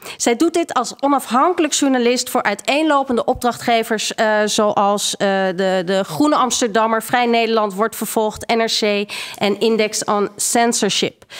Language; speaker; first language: Dutch; early bilingual, other home language; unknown